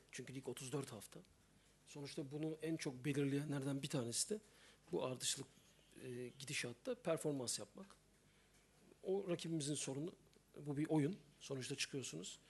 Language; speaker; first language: Turkish; native; Turkish